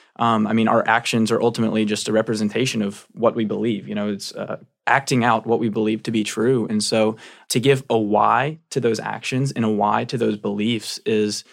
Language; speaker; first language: English; native; English